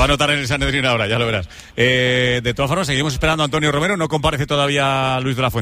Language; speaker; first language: Spanish; native; Spanish